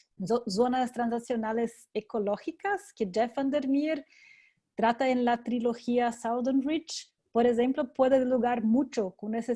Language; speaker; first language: Spanish; non-native, fluent; Portuguese